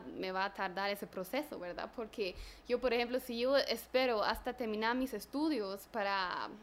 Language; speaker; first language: Spanish; non-native, fluent; German